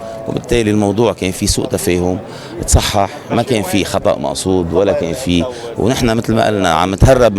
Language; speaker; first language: Arabic; native; Arabic